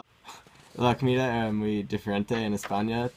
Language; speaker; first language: Spanish; non-native, learner; English